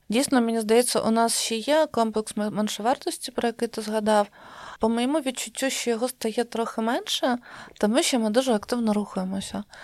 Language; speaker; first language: Ukrainian; non-native, local second language; Russian